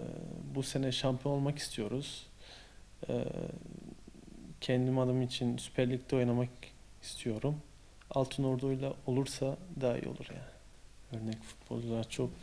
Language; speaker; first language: Turkish; early bilingual, heritage; Turkish